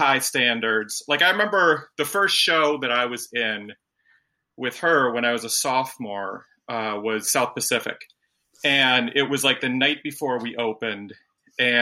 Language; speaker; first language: English; native; English